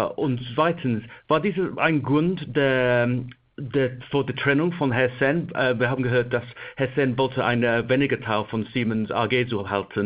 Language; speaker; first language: German; non-native, fluent; English